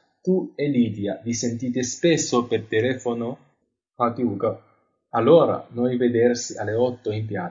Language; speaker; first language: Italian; non-native, fluent; Chinese